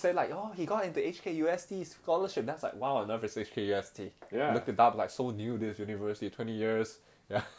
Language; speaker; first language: English; non-native, local second language; Cantonese